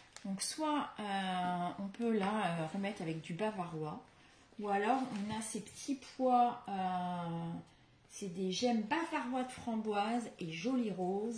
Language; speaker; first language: French; native; French